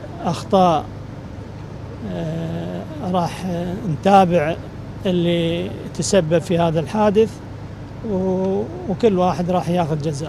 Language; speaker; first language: Arabic; native; Arabic